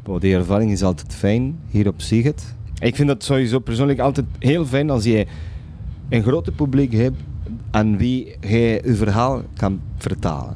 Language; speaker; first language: Dutch; non-native, fluent; Spanish